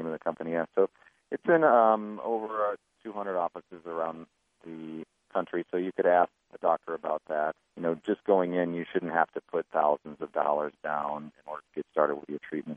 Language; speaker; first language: English; native; English